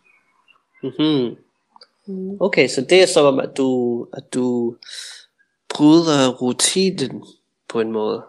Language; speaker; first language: Danish; non-native, fluent; English